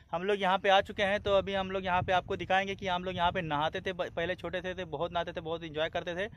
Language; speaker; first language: Hindi; native; Hindi